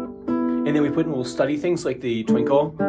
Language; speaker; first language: English; native; English